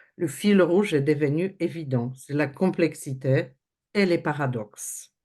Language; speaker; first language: French; non-native, fluent; Polish